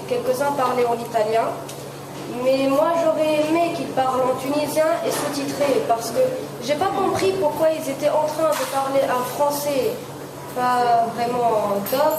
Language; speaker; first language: French; non-native, local second language; Arabic